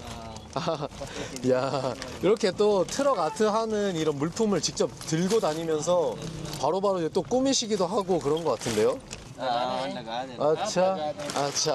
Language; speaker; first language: Korean; native; Korean